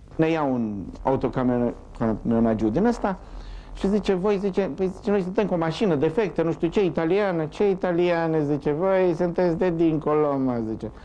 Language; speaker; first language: Romanian; native; Romanian